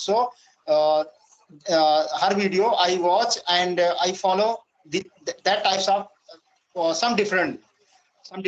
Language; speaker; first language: English; non-native, learner; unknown